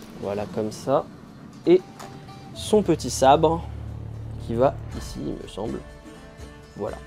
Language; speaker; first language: French; native; French